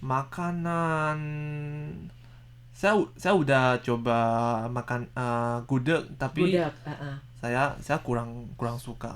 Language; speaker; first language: Indonesian; non-native, learner; Chinese